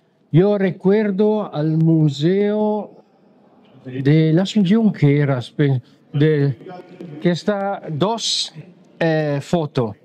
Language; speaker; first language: Spanish; non-native, learner; Italian